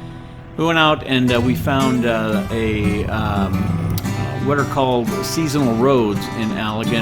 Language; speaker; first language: English; native; English